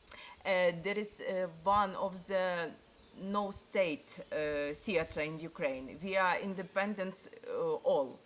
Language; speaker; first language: English; non-native, learner; Ukrainian